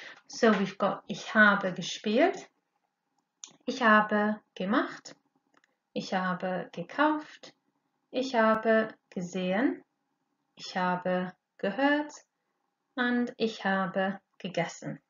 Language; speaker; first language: German; non-native, fluent; English